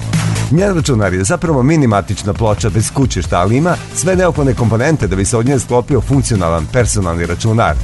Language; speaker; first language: Serbian; native; Serbian